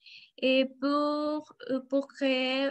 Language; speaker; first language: French; non-native, learner; Spanish